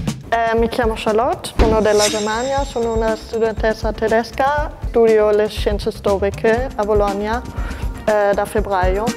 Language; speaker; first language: Italian; non-native, learner; German